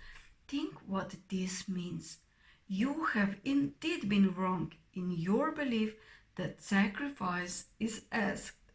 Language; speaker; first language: English; non-native, fluent; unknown